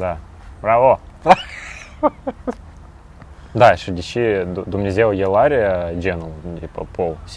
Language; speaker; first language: Romanian; non-native, local second language; Russian